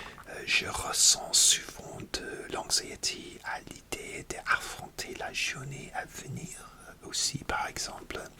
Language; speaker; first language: French; non-native, learner; English